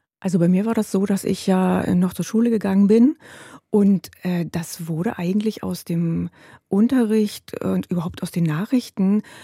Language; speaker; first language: German; native; German